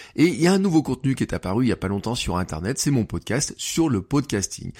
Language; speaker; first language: French; native; French